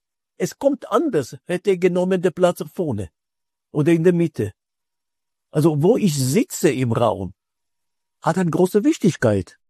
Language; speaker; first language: German; non-native, fluent; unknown